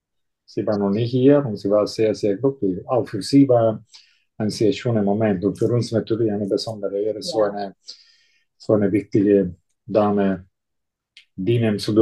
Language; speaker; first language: German; non-native, fluent; Italian